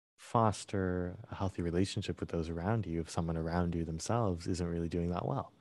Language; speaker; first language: English; native; English